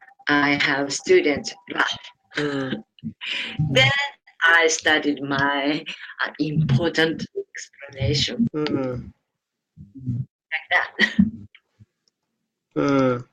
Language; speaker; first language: English; non-native, learner; Japanese